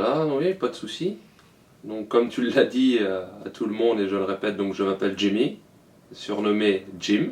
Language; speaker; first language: French; native; French